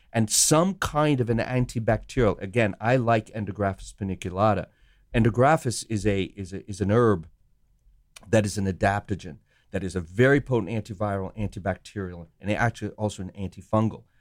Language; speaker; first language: English; non-native, local second language; Sinhala